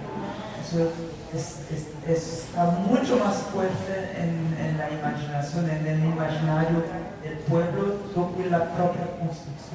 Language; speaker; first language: Spanish; non-native, fluent; Portuguese